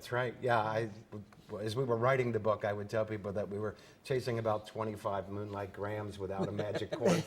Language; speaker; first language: English; native; English